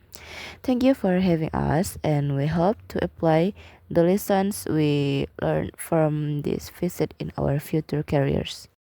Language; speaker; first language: English; non-native, learner; Indonesian